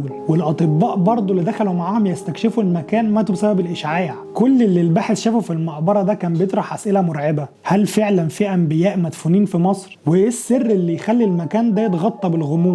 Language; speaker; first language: Arabic; native; Arabic